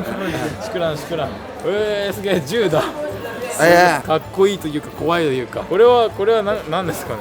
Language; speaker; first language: Japanese; native; Japanese